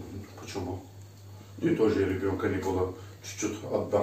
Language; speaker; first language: Russian; non-native, learner; Turkish